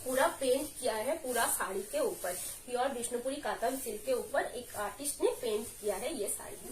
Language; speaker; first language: Hindi; non-native, local second language; Bangla